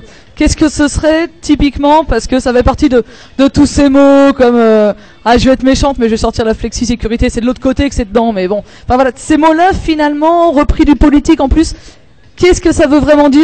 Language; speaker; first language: French; native; French